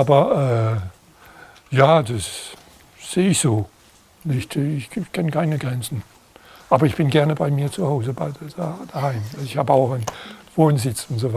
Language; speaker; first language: German; non-native, fluent; French